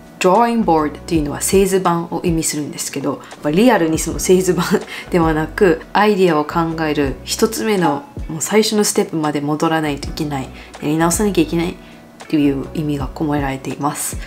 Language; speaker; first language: Japanese; early bilingual, other home language; English